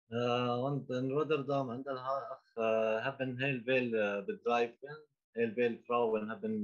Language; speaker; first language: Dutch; non-native, learner; Arabic